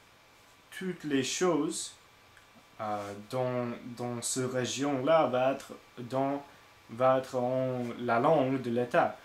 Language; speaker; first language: French; non-native, learner; English